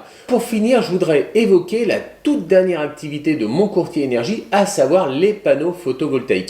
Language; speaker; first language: French; native; French